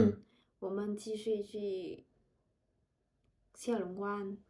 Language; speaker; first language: Chinese; non-native, learner; Vietnamese